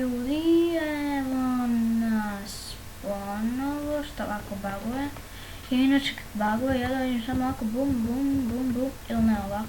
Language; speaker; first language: Bosnian; native; Bosnian